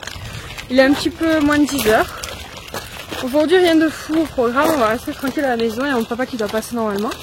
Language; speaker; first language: French; native; French